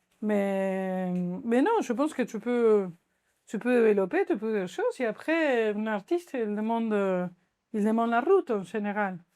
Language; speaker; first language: French; non-native, fluent; Spanish